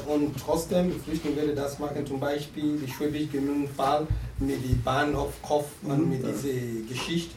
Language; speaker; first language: German; non-native, learner; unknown